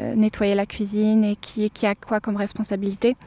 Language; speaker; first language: French; native; French